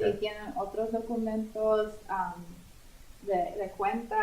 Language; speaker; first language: Spanish; non-native, fluent; English